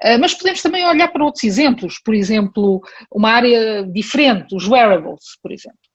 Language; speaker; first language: Portuguese; early bilingual, heritage; Portuguese